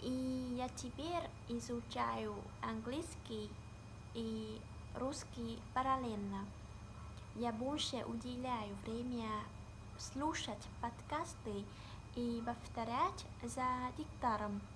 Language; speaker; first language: Russian; non-native, learner; Vietnamese